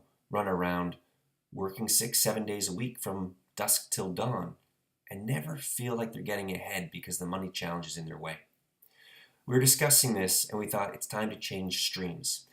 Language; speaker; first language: English; native; English